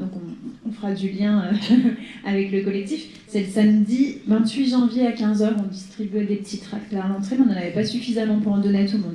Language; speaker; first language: French; native; French